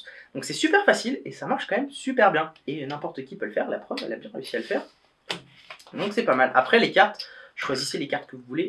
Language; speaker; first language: French; native; French